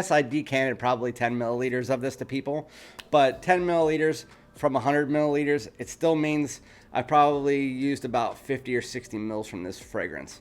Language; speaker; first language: English; native; English